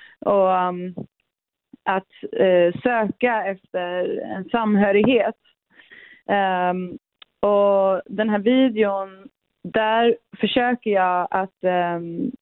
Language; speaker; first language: Swedish; early bilingual, other home language; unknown